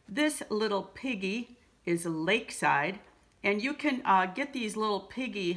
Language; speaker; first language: English; native; English